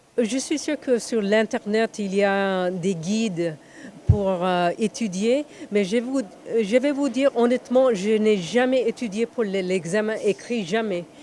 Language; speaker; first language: French; non-native, fluent; Spanish